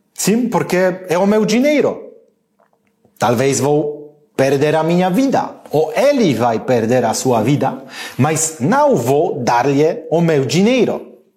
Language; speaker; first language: Portuguese; non-native, learner; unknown